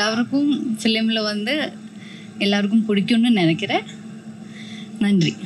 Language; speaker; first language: Tamil; non-native, learner; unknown